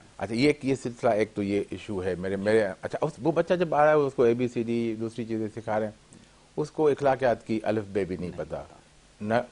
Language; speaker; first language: Urdu; native; Urdu